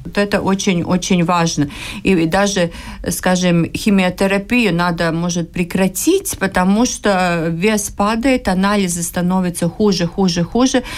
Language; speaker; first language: Russian; non-native, local second language; Latvian